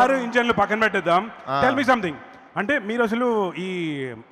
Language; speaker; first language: Telugu; native; Telugu